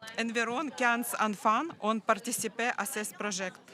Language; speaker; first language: French; non-native, learner; Ukrainian